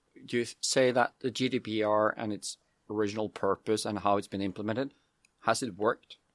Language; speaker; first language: English; non-native, fluent; Norwegian